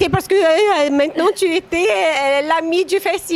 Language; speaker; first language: French; non-native, fluent; Arabic